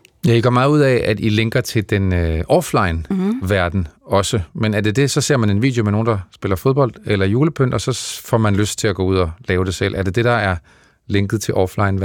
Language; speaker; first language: Danish; native; Danish